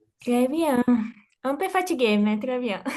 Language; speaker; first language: French; non-native, fluent; Portuguese